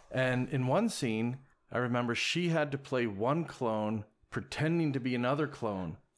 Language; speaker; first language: English; native; English